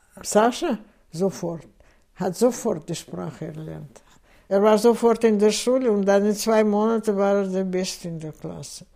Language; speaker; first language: German; non-native, fluent; Russian